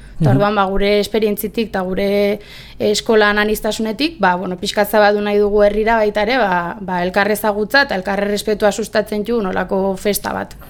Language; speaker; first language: Basque; native; Basque